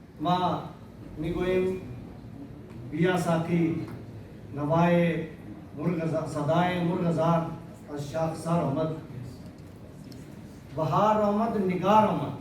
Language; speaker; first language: Persian; non-native, fluent; Urdu